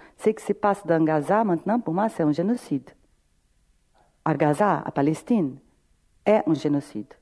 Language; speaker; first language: French; non-native, fluent; Portuguese